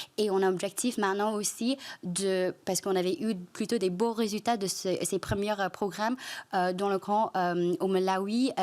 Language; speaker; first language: French; non-native, fluent; Chinese